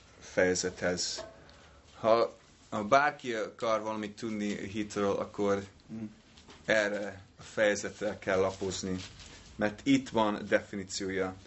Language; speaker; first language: Hungarian; non-native, fluent; English